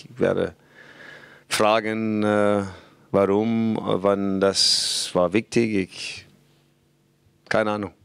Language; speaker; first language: German; non-native, fluent; English